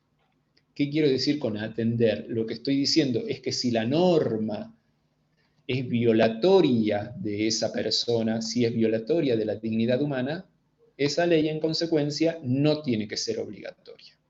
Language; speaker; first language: Spanish; native; Spanish